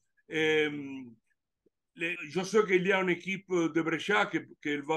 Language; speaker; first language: French; non-native, learner; Italian